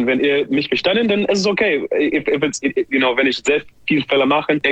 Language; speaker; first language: German; non-native, learner; English